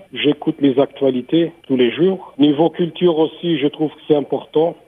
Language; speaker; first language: French; native; French